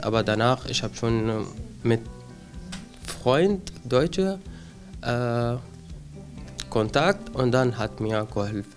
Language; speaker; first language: German; non-native, learner; Arabic